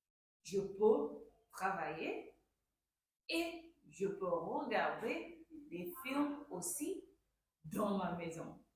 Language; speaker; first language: French; non-native, fluent; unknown